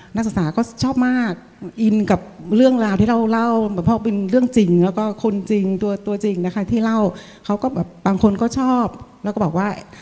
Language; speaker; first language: Thai; non-native, fluent; Vietnamese